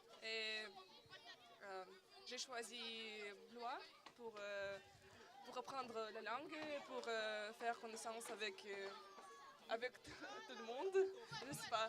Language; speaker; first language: French; non-native, learner; Russian